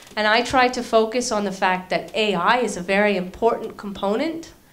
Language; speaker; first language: English; native; English